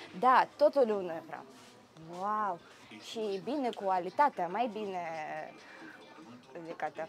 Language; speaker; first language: Romanian; non-native, learner; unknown